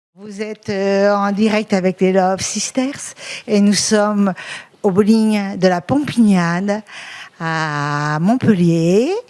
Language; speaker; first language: French; native; French